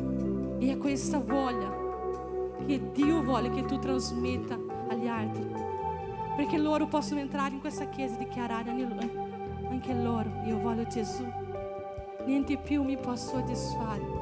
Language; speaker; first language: Italian; non-native, fluent; Portuguese